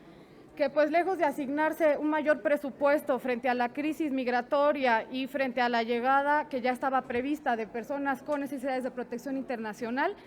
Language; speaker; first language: Spanish; native; Spanish